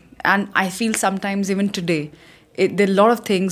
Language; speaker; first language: English; non-native, local second language; Hindi